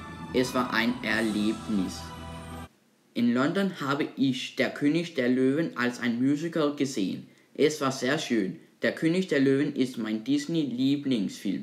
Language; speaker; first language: German; non-native, learner; Danish